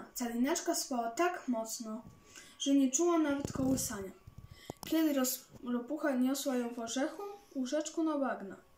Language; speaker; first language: Polish; native; Polish